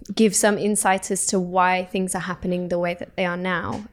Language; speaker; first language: English; native; English